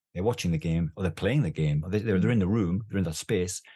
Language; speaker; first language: English; native; English